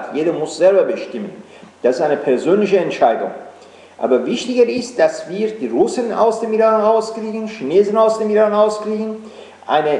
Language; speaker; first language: German; non-native, fluent; Persian